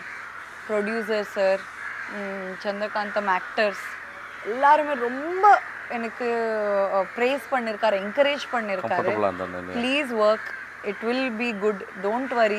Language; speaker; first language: Tamil; non-native, fluent; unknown